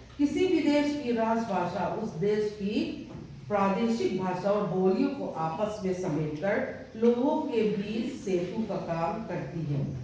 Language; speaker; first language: Hindi; non-native, local second language; Mizo